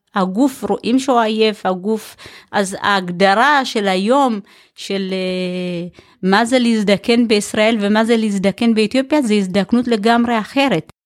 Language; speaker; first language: Hebrew; early bilingual, other home language; Amharic